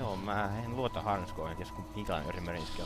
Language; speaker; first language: Finnish; native; Finnish